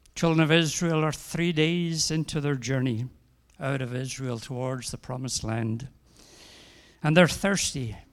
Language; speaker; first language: English; native; English